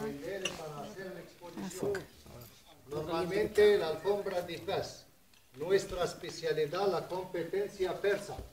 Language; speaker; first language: Spanish; non-native, learner; Arabic